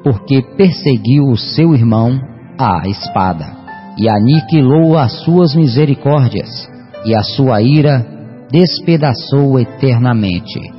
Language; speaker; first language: Portuguese; native; Portuguese